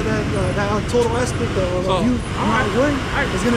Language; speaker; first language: English; native; English